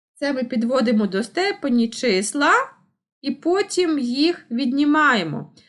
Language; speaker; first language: Ukrainian; non-native, local second language; Russian